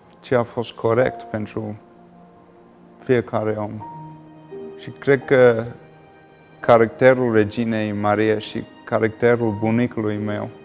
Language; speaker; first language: Romanian; non-native, fluent; English